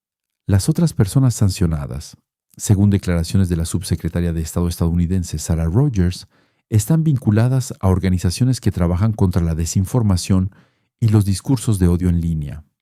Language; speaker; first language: Spanish; non-native, fluent; French